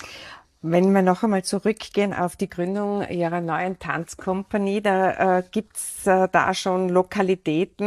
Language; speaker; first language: German; native; German